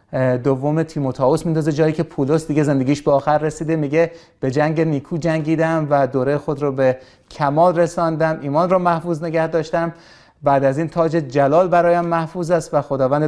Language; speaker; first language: Persian; native; Persian